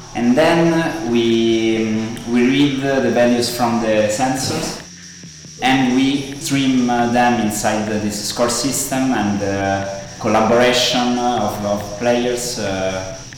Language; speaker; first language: English; non-native, fluent; Italian